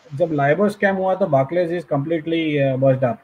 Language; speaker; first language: Hindi; native; Hindi